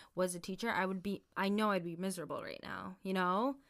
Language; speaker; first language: English; early bilingual, other home language; Somali